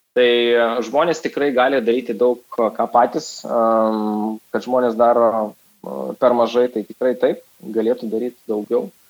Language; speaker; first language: Lithuanian; non-native, local second language; Russian